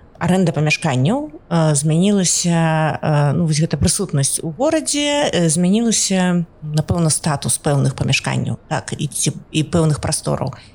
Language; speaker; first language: Belarusian; non-native, local second language; Russian